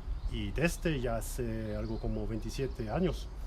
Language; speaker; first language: Spanish; non-native, fluent; French